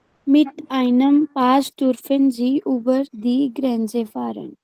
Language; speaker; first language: German; non-native, learner; Hindi